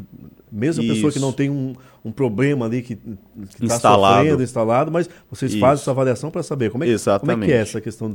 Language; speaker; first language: Portuguese; native; Portuguese